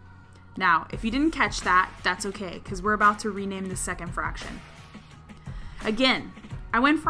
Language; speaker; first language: English; native; English